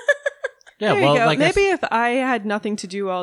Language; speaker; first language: English; native; English